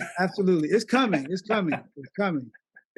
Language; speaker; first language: English; native; English